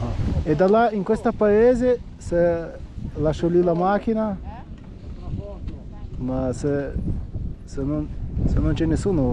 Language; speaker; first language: Italian; non-native, learner; Romanian